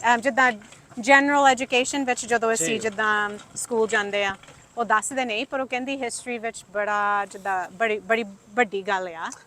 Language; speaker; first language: Punjabi; early bilingual, heritage; Punjabi